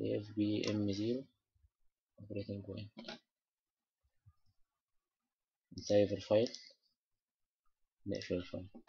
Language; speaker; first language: Arabic; native; Arabic